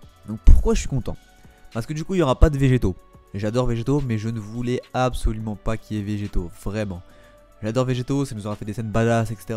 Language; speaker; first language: French; native; French